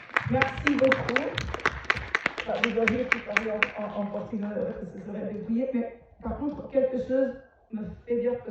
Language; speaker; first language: French; native; French